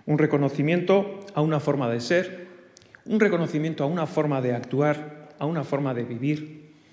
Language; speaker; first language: Spanish; non-native, local second language; Basque